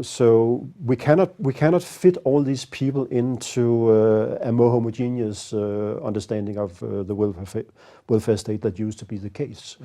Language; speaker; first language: English; non-native, fluent; Danish